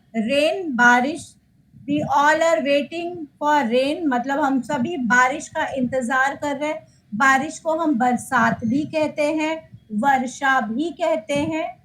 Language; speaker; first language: Hindi; native; Hindi